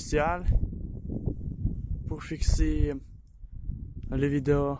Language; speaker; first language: French; non-native, learner; Ukrainian